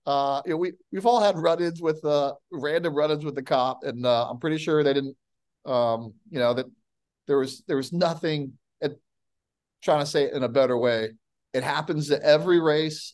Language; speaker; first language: English; native; English